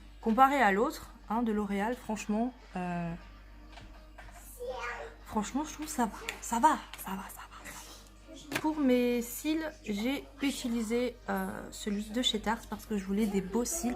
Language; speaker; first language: French; native; French